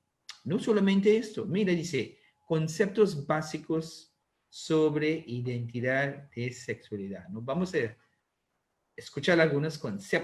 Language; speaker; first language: Spanish; non-native, learner; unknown